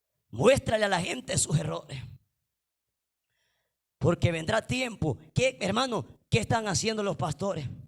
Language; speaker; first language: Spanish; native; Spanish